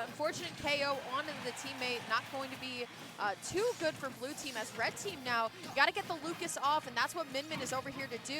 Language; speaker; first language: English; native; English